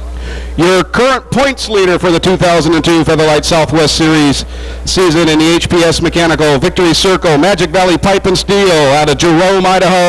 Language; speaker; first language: English; native; English